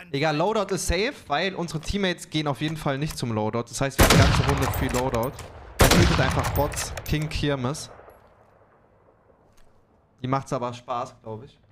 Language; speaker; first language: German; native; German